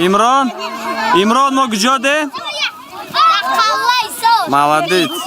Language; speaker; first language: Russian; non-native, local second language; Tajik